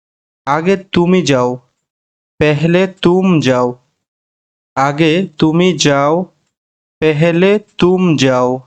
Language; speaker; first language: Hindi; non-native, fluent; Bangla